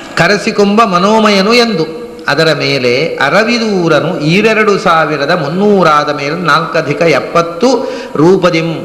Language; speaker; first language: Kannada; non-native, local second language; Tulu